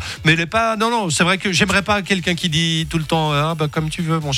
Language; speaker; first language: French; native; French